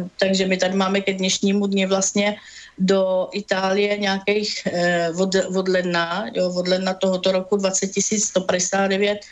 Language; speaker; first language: Czech; native; Czech